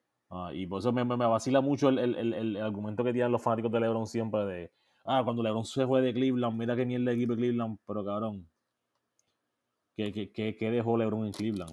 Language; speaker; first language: Spanish; native; Spanish